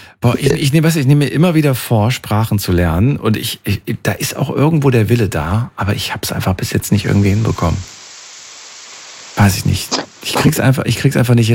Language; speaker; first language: German; native; German